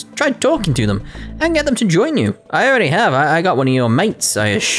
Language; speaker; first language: English; native; English